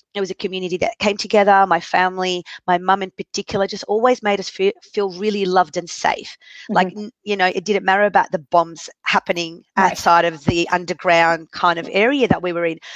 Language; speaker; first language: English; early bilingual, other home language; Arabic